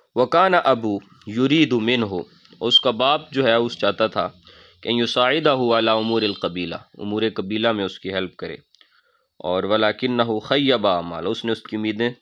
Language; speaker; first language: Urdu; non-native, local second language; Punjabi